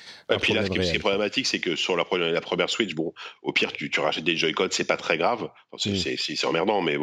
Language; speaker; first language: French; native; French